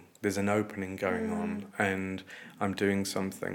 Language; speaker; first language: English; native; English